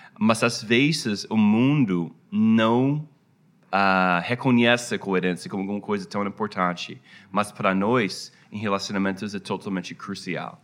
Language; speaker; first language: Portuguese; non-native, fluent; English